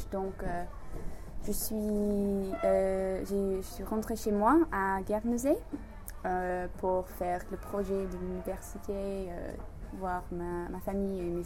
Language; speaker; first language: French; non-native, learner; English